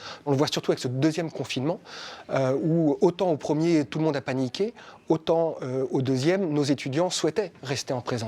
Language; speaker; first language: French; native; French